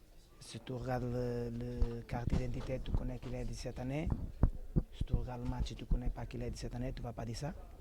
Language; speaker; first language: French; non-native, learner; Portuguese